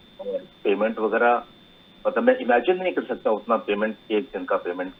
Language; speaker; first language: Hindi; native; Hindi